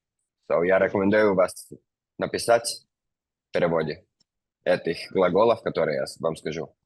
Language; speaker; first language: Russian; non-native, fluent; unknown